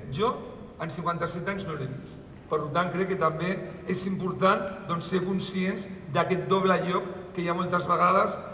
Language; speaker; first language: Catalan; non-native, local second language; Spanish